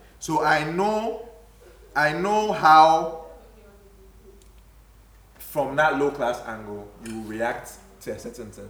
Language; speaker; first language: English; non-native, local second language; Akan